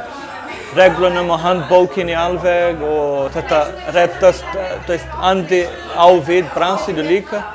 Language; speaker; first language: Icelandic; non-native, fluent; Portuguese